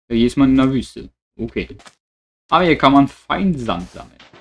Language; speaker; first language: German; native; German